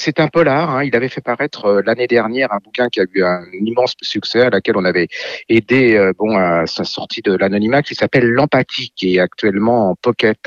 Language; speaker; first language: French; native; French